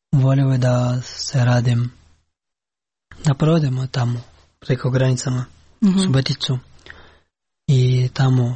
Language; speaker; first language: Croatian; non-native, learner; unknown